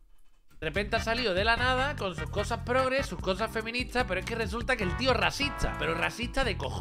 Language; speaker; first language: Spanish; native; Spanish